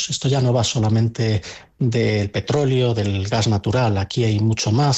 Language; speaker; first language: Spanish; native; Spanish